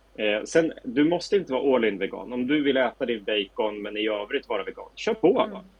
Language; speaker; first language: Swedish; native; Swedish